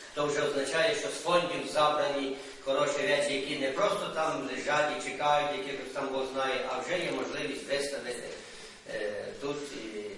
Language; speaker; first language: Ukrainian; native; Ukrainian